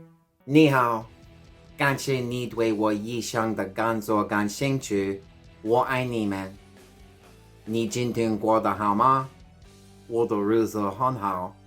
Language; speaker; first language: Chinese; non-native, learner; English